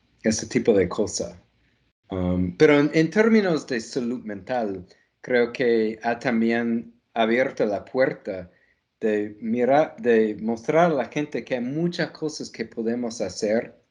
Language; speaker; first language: Spanish; non-native, fluent; English